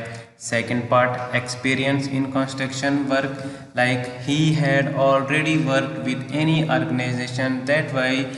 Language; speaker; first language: English; non-native, local second language; Hindi